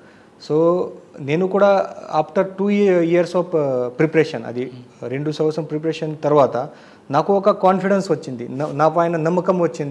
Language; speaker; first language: Telugu; non-native, learner; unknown